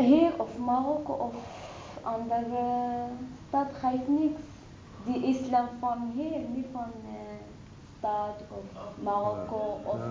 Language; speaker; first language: Dutch; non-native, learner; Arabic